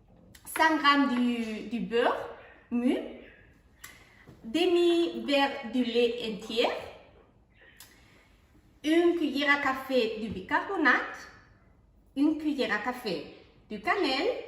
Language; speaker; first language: French; non-native, fluent; Spanish